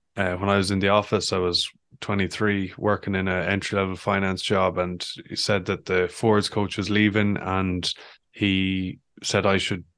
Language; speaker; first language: English; native; English